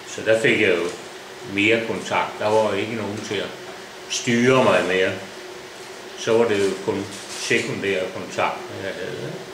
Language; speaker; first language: Danish; native; Danish